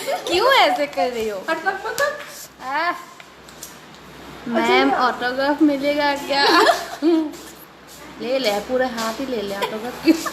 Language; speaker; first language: Hindi; non-native, local second language; Assamese